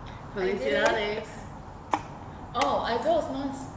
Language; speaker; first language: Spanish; non-native, learner; English